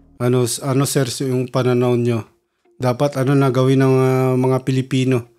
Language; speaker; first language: Filipino; non-native, local second language; Cebuano